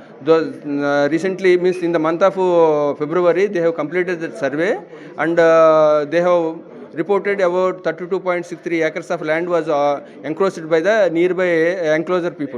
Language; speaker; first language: English; non-native, local second language; Telugu